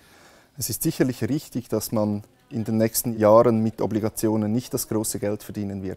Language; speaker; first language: German; native; German